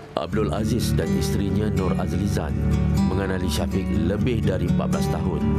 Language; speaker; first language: Malay; native; Malay